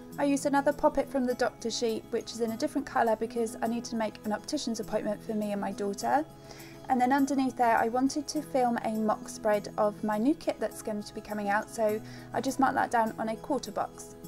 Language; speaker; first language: English; native; English